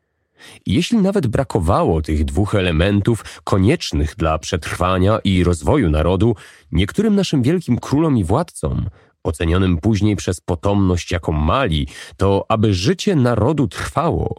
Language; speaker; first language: Polish; native; Polish